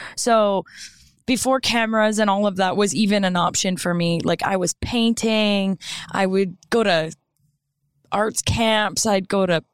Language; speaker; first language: English; non-native, fluent; French